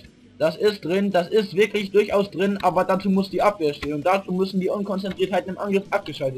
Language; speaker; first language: German; native; German